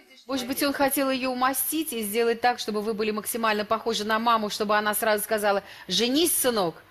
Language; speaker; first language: Russian; native; Russian